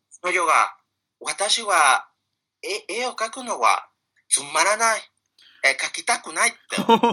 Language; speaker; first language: Japanese; non-native, fluent; Spanish